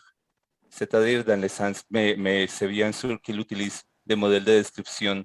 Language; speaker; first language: French; non-native, fluent; Spanish